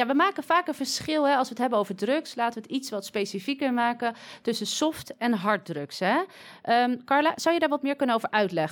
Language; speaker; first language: Dutch; native; Dutch